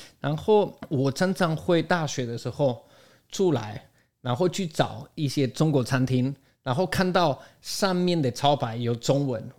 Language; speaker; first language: Chinese; non-native, fluent; Spanish